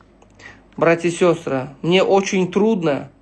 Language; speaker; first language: Russian; non-native, local second language; Uzbek